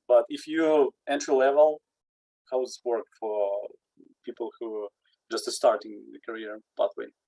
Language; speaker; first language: English; non-native, learner; Russian